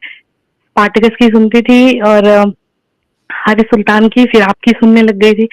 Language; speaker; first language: Hindi; native; Hindi